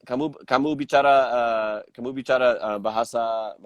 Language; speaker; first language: Indonesian; non-native, learner; English